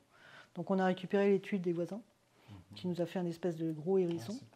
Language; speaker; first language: French; native; French